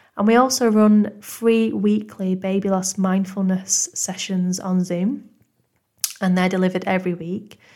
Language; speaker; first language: English; native; English